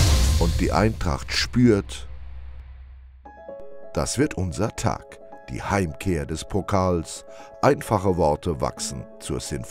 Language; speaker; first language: German; native; German